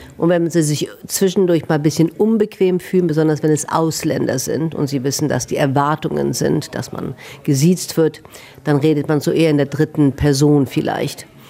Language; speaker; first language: German; native; German